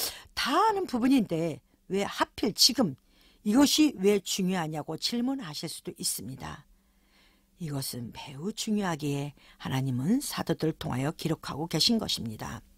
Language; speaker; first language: Korean; native; Korean